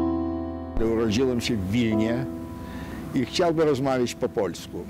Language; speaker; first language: Polish; non-native, local second language; Yiddish